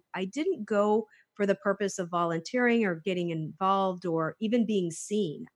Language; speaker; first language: English; native; English